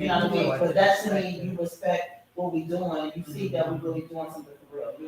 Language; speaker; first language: English; native; English